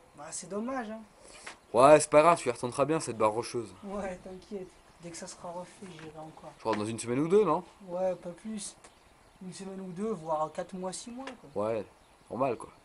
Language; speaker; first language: French; native; French